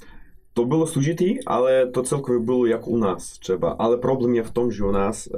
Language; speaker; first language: Czech; non-native, fluent; Russian